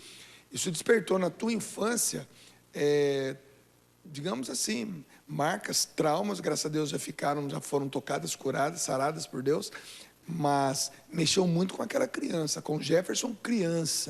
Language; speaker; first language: Portuguese; native; Portuguese